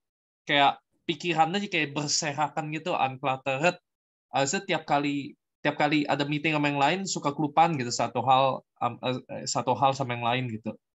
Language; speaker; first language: Indonesian; native; Indonesian